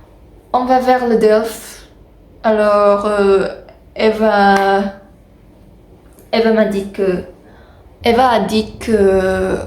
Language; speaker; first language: French; non-native, learner; Indonesian